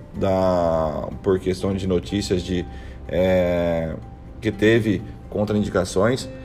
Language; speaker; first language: Portuguese; native; Portuguese